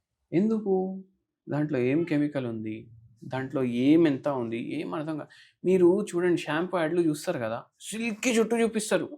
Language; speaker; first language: Telugu; native; Telugu